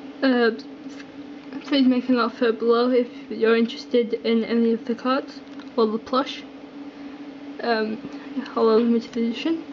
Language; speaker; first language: English; native; English